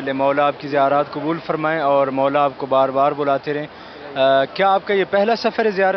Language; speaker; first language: Urdu; native; Urdu